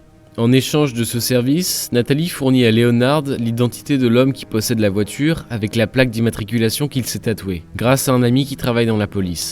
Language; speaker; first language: French; native; French